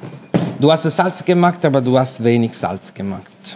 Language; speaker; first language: German; non-native, fluent; Italian